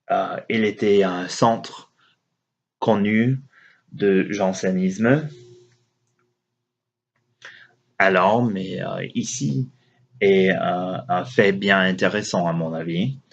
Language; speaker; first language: French; non-native, learner; English